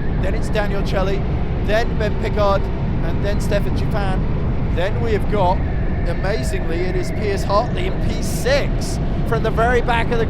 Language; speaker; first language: English; native; English